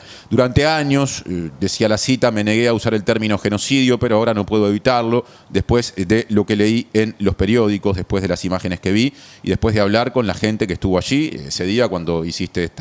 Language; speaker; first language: Spanish; native; Spanish